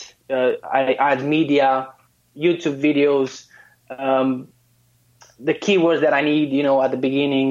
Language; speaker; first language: English; non-native, fluent; Romanian